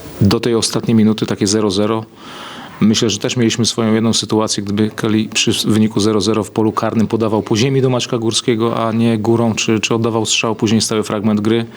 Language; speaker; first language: Polish; native; Polish